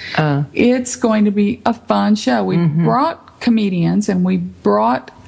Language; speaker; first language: English; native; English